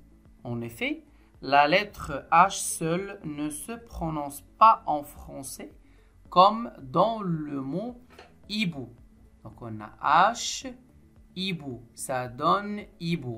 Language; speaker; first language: French; non-native, local second language; Arabic